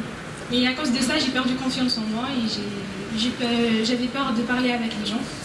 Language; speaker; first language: French; non-native, learner; Arabic